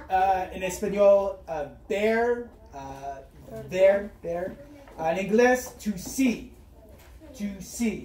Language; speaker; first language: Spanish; non-native, learner; English